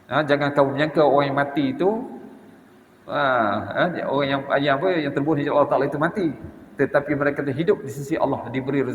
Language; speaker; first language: Malay; native; Malay